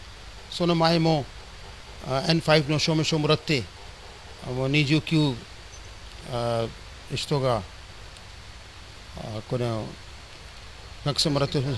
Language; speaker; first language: Japanese; non-native, learner; Urdu